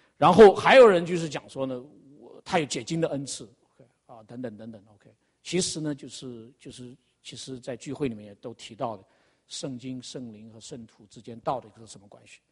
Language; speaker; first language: Chinese; native; Chinese